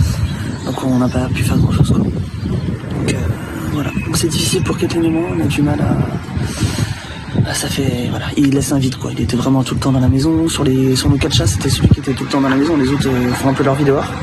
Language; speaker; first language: French; native; French